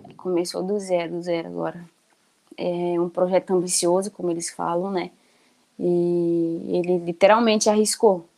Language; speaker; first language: Portuguese; native; Portuguese